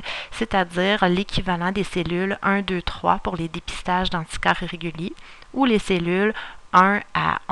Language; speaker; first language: French; native; French